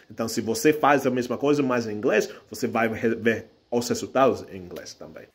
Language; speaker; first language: Portuguese; non-native, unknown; English